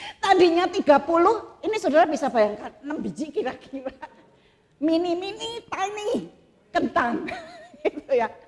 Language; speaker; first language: Indonesian; native; Indonesian